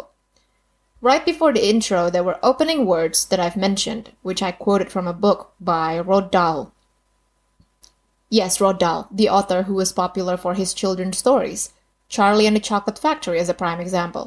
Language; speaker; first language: English; non-native, fluent; Indonesian